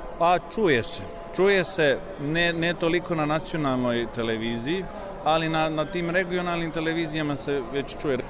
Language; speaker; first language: Serbian; early bilingual, heritage; Serbian